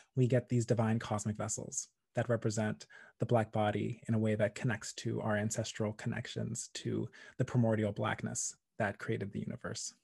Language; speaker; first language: English; native; English